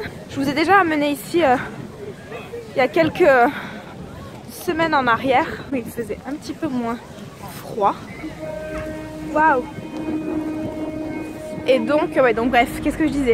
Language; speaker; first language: French; native; French